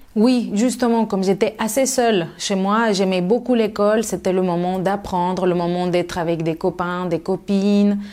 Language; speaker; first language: French; non-native, fluent; Spanish